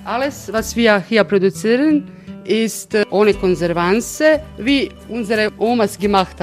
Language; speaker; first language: German; non-native, learner; Croatian